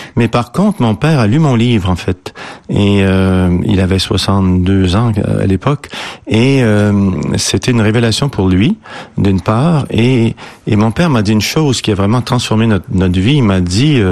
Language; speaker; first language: French; native; French